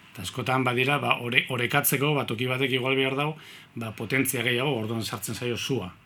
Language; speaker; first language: Basque; native; Basque